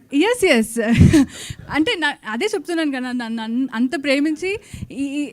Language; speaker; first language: Telugu; non-native, local second language; Kannada